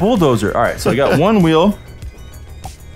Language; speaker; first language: English; native; English